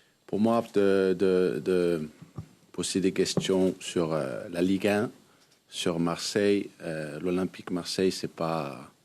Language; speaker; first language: French; early bilingual, heritage; Danish